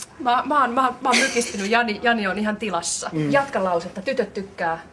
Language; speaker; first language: Finnish; native; Finnish